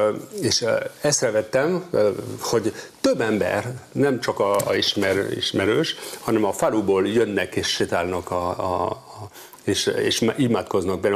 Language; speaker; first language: Hungarian; non-native, learner; French